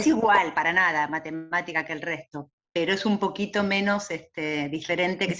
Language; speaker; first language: Spanish; native; Spanish